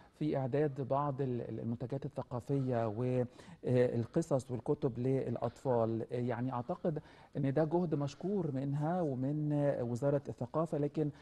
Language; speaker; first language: Arabic; native; Arabic